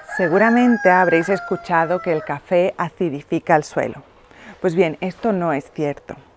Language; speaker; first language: Spanish; native; Spanish